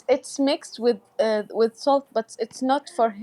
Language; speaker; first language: English; non-native, learner; Arabic